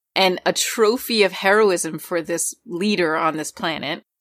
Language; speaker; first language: English; native; English